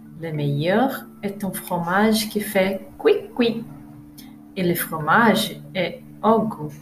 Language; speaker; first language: French; non-native, learner; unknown